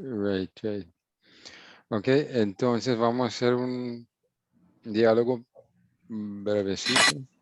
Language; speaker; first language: Spanish; non-native, fluent; English